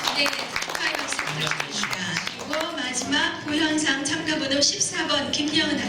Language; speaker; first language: Korean; native; Korean